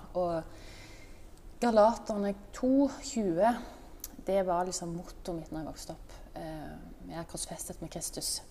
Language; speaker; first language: Norwegian; native; Norwegian